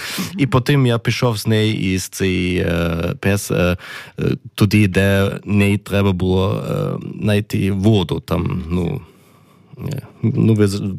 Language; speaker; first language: Ukrainian; non-native, learner; German